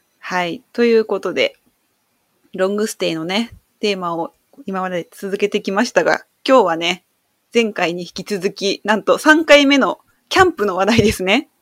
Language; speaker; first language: Japanese; native; Japanese